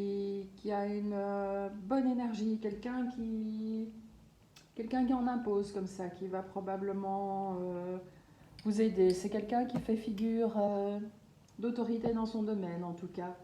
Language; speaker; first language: French; native; French